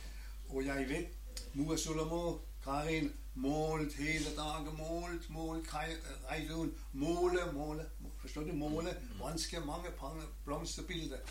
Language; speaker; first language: Norwegian; non-native, learner; German